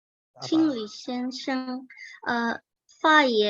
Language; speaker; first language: Chinese; non-native, learner; Indonesian